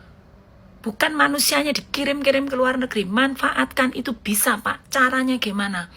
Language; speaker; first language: Indonesian; native; Indonesian